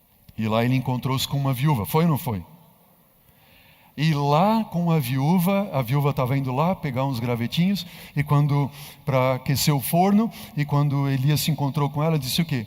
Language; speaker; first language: Portuguese; native; Portuguese